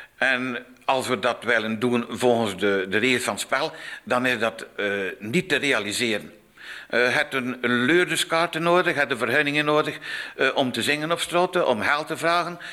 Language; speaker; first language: Dutch; native; Dutch